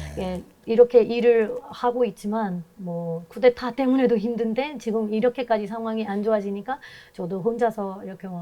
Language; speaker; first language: Korean; non-native, fluent; Burmese